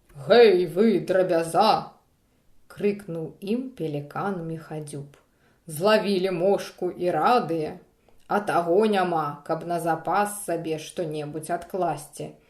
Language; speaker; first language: Belarusian; non-native, local second language; Russian